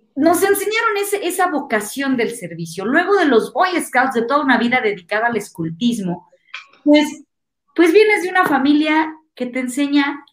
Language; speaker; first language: Spanish; native; Spanish